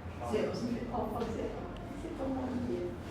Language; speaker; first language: French; non-native, learner; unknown